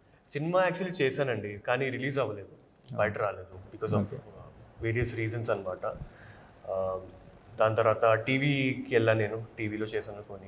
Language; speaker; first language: Telugu; non-native, fluent; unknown